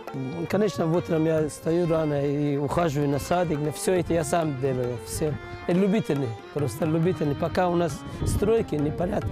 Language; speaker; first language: Russian; non-native, learner; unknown